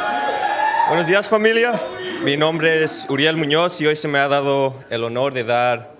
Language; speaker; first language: Spanish; early bilingual, heritage; Spanish